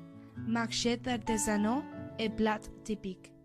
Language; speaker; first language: French; non-native, learner; Spanish